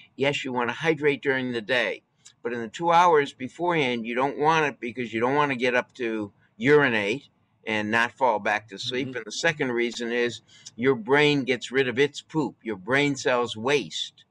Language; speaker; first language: English; native; English